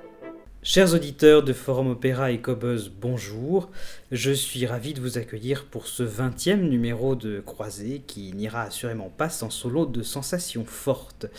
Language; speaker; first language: French; native; French